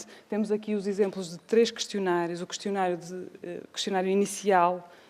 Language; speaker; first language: Portuguese; native; Portuguese